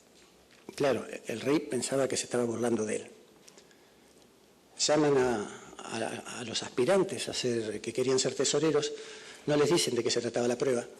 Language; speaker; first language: Spanish; native; Spanish